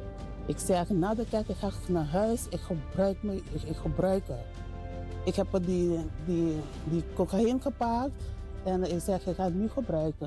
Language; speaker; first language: Dutch; non-native, learner; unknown